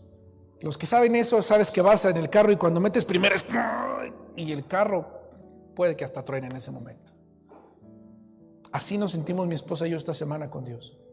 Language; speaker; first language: Spanish; native; Spanish